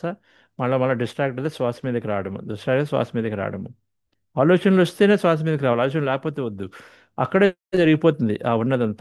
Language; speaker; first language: Telugu; native; Telugu